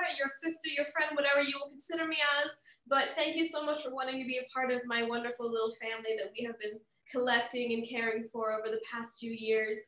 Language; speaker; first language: English; native; English